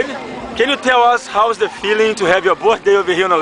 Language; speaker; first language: English; non-native, fluent; Portuguese